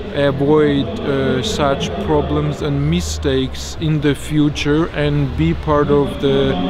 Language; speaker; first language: English; non-native, fluent; Georgian